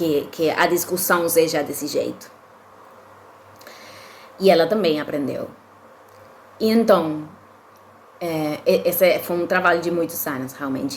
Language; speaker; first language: Portuguese; non-native, fluent; Spanish